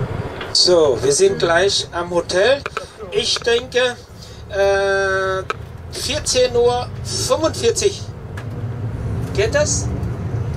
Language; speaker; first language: German; non-native, fluent; Vietnamese